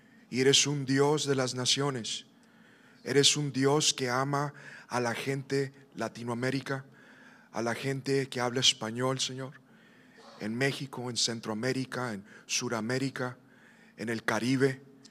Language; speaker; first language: Spanish; native; Spanish